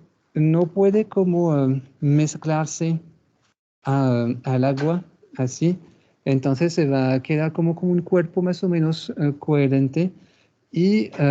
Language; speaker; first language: Spanish; non-native, fluent; French